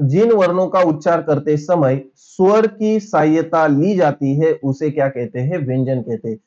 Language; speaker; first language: Hindi; non-native, local second language; Marathi